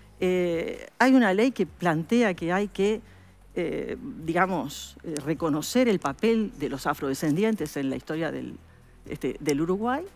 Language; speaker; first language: Spanish; native; Spanish